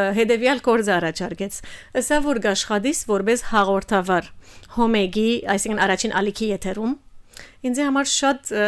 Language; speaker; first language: Armenian; early bilingual, heritage; Armenian